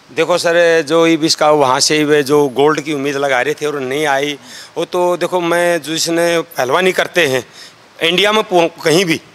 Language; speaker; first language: Hindi; native; Hindi